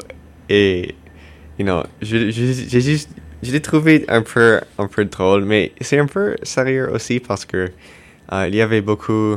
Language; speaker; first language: French; non-native, local second language; English